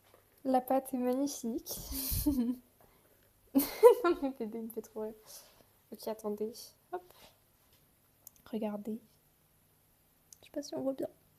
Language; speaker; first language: French; native; French